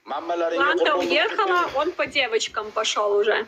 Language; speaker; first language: Russian; native; Russian